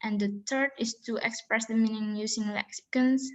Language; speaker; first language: English; non-native, learner; Indonesian